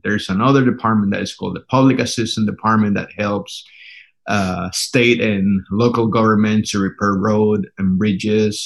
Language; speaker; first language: English; non-native, fluent; Spanish